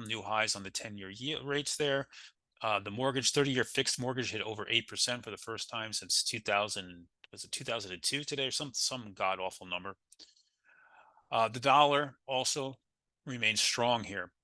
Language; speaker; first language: English; native; English